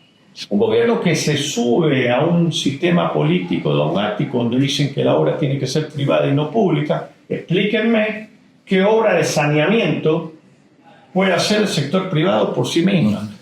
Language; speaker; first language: Spanish; native; Spanish